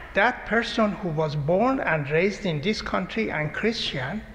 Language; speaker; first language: English; non-native, fluent; Persian